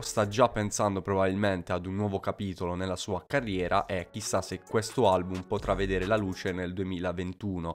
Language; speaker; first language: Italian; native; Italian